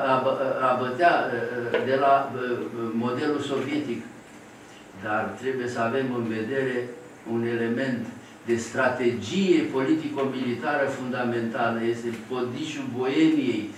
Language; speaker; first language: Romanian; native; Romanian